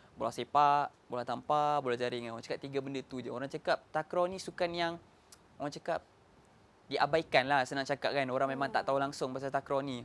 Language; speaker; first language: Malay; native; Malay